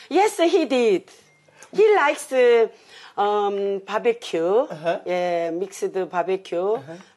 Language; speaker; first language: English; non-native, learner; Korean